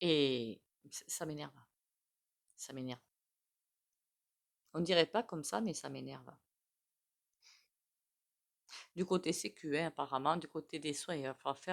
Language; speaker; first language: French; native; French